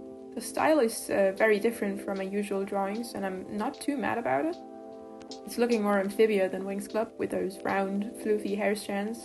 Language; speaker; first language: English; non-native, fluent; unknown